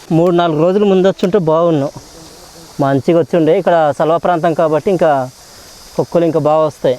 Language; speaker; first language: Telugu; non-native, local second language; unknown